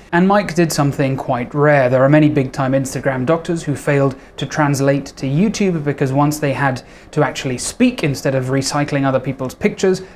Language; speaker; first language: English; native; English